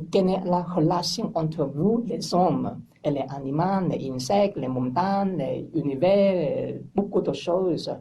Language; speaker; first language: French; non-native, learner; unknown